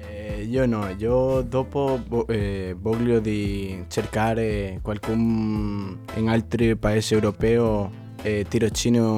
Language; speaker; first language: Italian; non-native, learner; Spanish